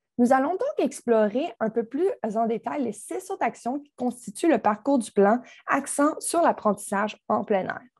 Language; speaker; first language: French; native; French